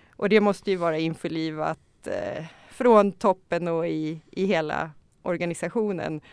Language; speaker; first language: Swedish; native; Swedish